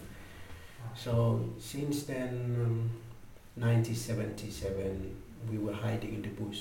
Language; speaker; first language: English; non-native, learner; Indonesian